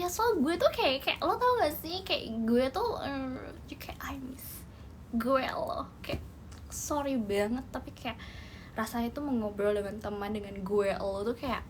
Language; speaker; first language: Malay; non-native, learner; Indonesian